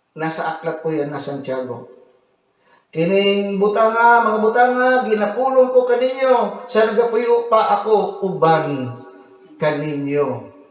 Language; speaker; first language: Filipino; non-native, local second language; Cebuano